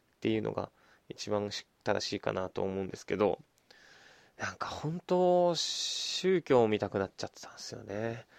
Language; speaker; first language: Japanese; native; Japanese